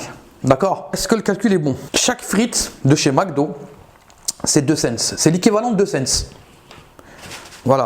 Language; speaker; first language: French; native; French